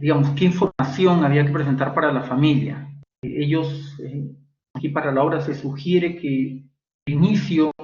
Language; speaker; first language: Spanish; native; Spanish